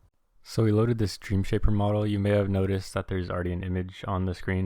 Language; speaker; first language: English; native; English